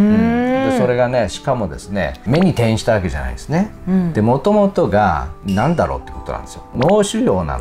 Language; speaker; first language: Japanese; native; Japanese